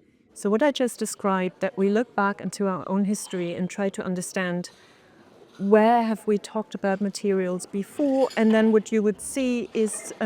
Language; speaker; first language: English; non-native, fluent; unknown